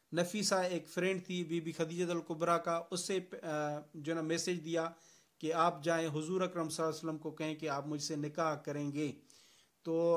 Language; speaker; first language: Urdu; non-native, local second language; Sindhi